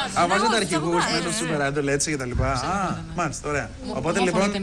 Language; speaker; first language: Greek; native; Greek